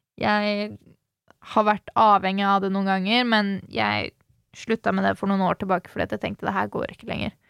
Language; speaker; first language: Norwegian; early bilingual, other home language; Swedish